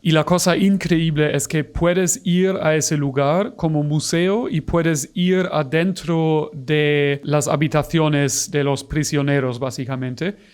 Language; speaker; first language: Spanish; non-native, fluent; German